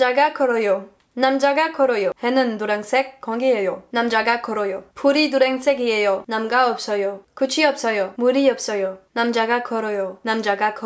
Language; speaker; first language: Korean; non-native, learner; French